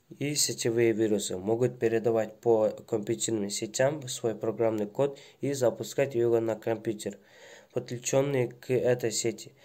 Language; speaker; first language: Russian; non-native, local second language; Kyrgyz